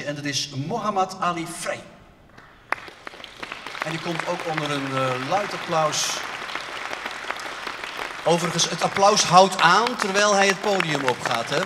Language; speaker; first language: Dutch; native; Dutch